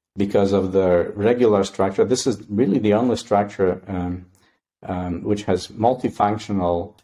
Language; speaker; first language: English; non-native, fluent; Polish